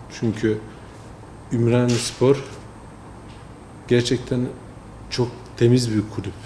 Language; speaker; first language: Turkish; early bilingual, heritage; French